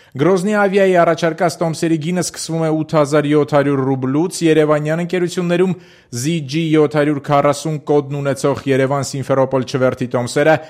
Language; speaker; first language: Armenian; native; Armenian